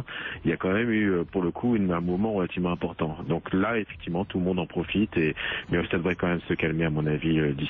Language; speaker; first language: French; native; French